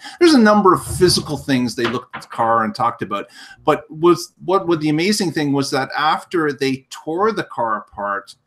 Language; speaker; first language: English; native; English